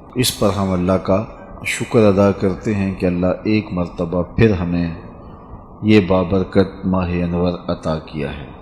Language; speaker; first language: Urdu; non-native, local second language; Punjabi